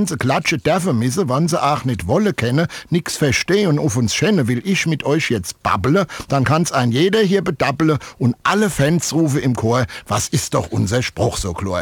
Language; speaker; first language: German; native; German